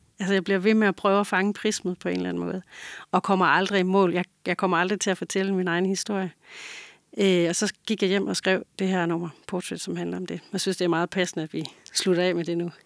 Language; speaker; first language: Danish; native; Danish